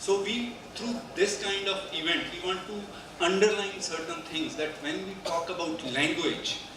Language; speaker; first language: English; non-native, local second language; Punjabi